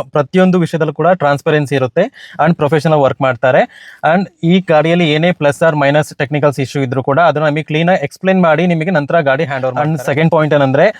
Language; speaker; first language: Kannada; native; Kannada